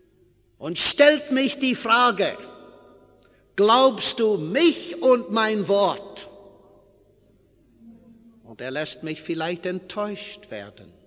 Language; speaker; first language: German; non-native, fluent; English